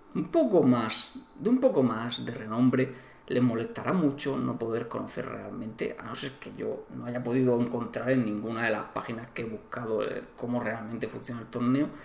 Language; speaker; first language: Spanish; native; Spanish